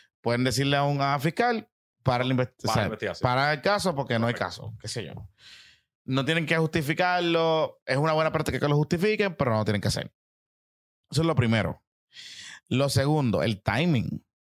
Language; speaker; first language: Spanish; native; Spanish